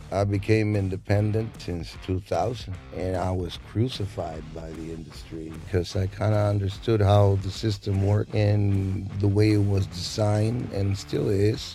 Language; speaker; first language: English; non-native, fluent; Spanish